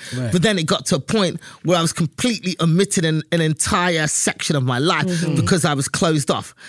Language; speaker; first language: English; native; English